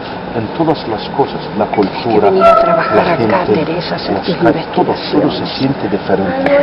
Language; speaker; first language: Spanish; non-native, fluent; Arabic